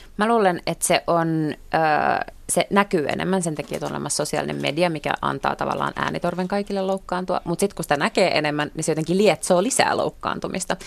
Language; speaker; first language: Finnish; non-native, local second language; Swedish